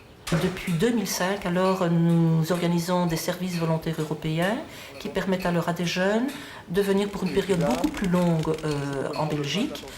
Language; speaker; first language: French; native; French